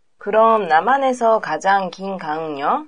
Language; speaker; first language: Korean; non-native, learner; Japanese